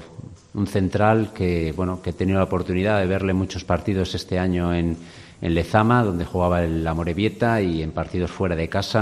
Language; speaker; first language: Spanish; native; Spanish